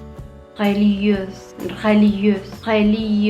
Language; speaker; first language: French; non-native, fluent; Spanish